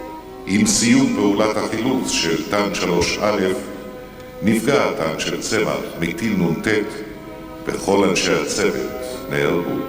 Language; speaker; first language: Hebrew; native; Hebrew